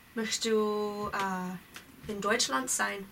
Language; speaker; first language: German; non-native, learner; English